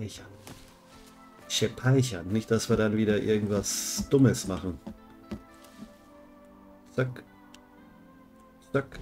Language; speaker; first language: German; native; German